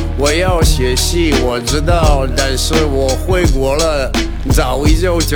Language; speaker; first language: Chinese; non-native, learner; Russian